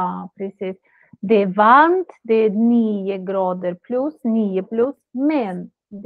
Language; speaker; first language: Swedish; non-native, fluent; Russian